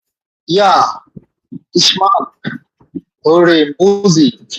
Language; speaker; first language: German; non-native, learner; Bangla